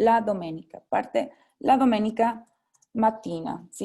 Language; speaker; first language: Italian; non-native, fluent; Spanish